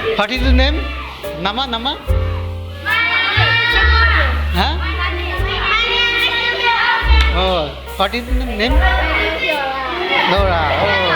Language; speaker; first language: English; non-native, learner; Indonesian